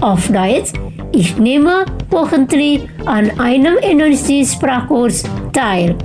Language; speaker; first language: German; non-native, fluent; Indonesian